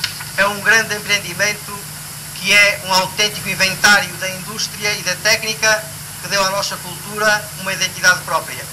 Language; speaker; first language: Portuguese; native; Portuguese